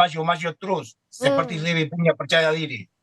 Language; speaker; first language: Indonesian; non-native, fluent; Spanish